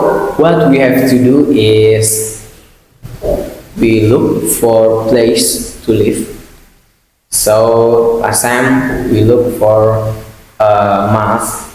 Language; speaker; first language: English; non-native, learner; Indonesian